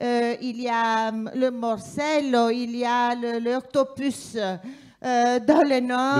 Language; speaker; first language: French; non-native, fluent; Italian